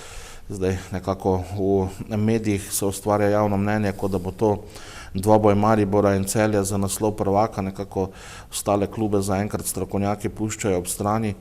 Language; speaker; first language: Slovenian; native; Slovenian